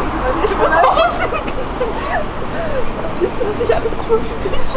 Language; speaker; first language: German; native; German